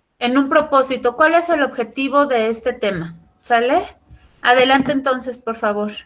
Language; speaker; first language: Spanish; native; Spanish